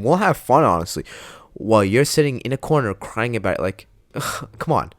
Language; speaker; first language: English; native; English